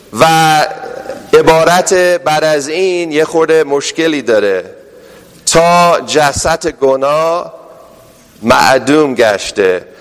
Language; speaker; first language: Persian; non-native, fluent; English